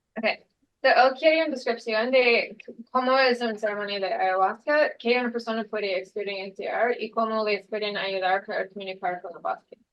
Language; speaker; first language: Spanish; non-native, learner; English